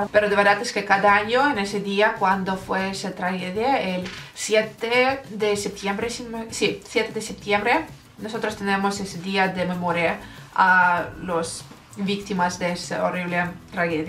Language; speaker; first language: Spanish; non-native, learner; Russian